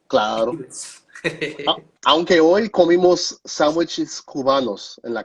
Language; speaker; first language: Spanish; non-native, fluent; English